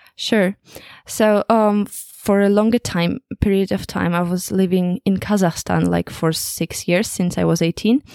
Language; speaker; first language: English; non-native, fluent; Kazakh